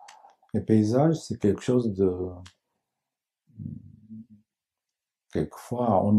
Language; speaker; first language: French; non-native, learner; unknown